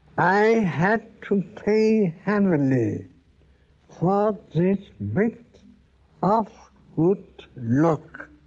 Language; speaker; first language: English; non-native, fluent; German